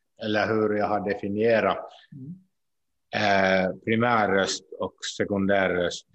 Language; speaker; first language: Swedish; non-native, local second language; Finnish